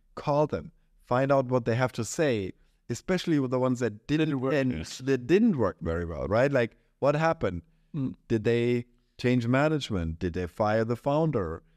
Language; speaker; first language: English; non-native, fluent; German